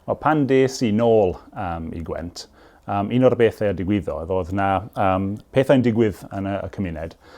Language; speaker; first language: Welsh; non-native, local second language; English